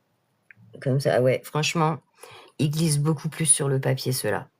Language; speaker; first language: French; native; French